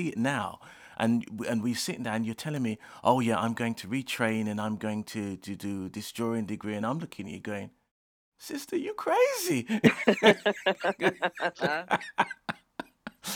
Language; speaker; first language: English; non-native, local second language; Jamaican Creole English